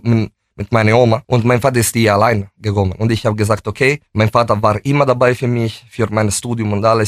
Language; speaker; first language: German; non-native, fluent; Italian